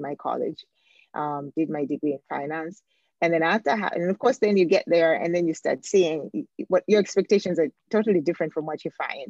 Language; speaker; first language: English; non-native, local second language; Ganda